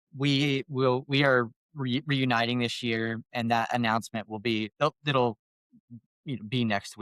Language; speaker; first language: English; native; English